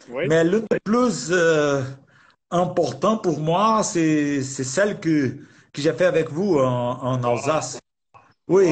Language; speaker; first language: French; non-native, fluent; Portuguese